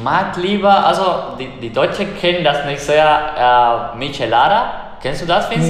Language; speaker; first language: German; non-native, fluent; Spanish